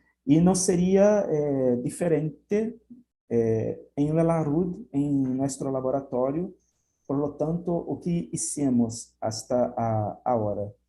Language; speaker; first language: Spanish; non-native, fluent; Portuguese